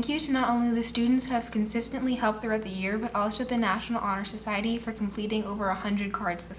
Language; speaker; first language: English; native; English